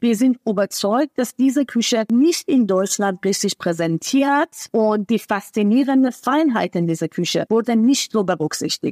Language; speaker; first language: German; non-native, fluent; Persian